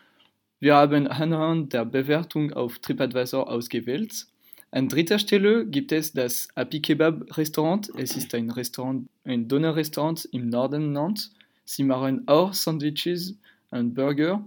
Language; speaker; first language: German; non-native, learner; French